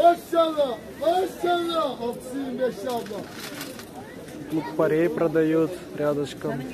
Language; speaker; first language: Russian; early bilingual, heritage; Russian